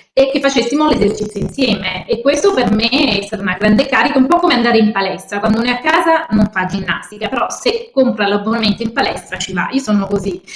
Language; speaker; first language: Italian; native; Italian